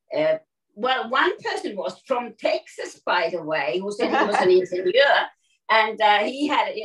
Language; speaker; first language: English; non-native, fluent; Finnish